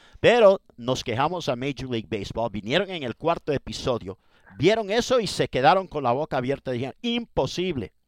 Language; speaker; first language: Spanish; early bilingual, heritage; Spanish